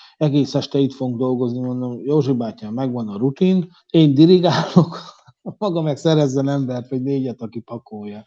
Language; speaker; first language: Hungarian; native; Hungarian